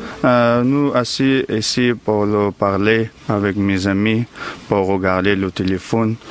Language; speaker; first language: French; non-native, learner; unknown